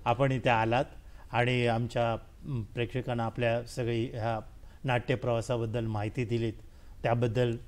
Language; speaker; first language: Marathi; native; Marathi